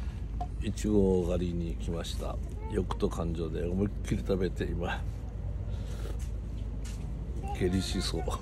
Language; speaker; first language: Japanese; native; Japanese